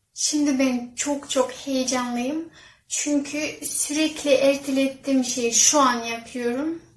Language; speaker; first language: Turkish; non-native, fluent; Kazakh